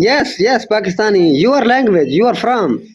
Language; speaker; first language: English; non-native, learner; Urdu